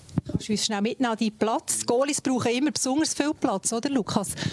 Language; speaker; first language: German; native; German